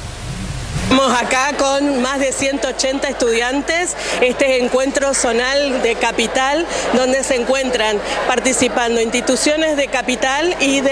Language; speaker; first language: Spanish; native; Spanish